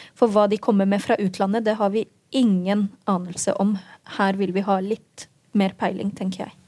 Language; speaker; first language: Norwegian; early bilingual, other home language; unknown